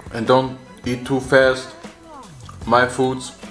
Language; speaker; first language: English; non-native, fluent; German